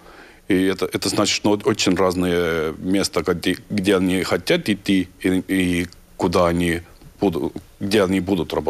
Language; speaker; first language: Russian; non-native, learner; Estonian